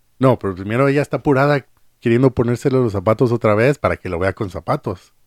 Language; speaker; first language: Spanish; early bilingual, heritage; Spanish